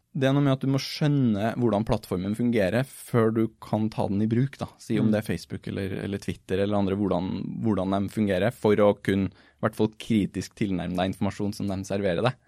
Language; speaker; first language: Norwegian; native; Norwegian